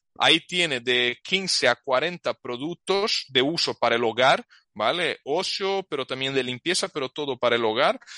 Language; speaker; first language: Spanish; non-native, fluent; Portuguese